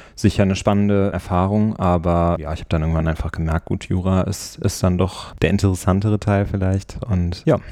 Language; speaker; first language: German; native; German